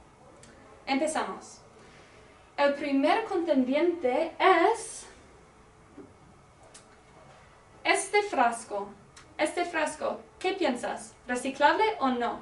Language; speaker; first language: Spanish; non-native, learner; English